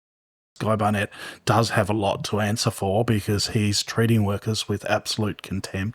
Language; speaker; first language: English; native; English